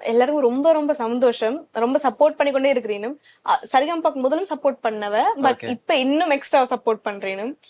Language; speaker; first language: Tamil; early bilingual, heritage; Tamil